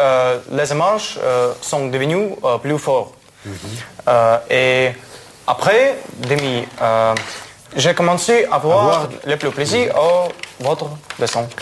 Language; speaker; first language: French; non-native, learner; Russian